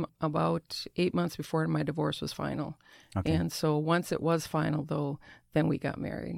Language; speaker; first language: English; native; English